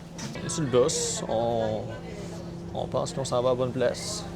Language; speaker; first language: French; native; French